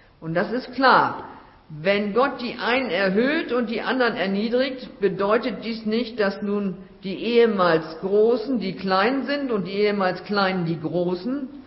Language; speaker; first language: German; native; German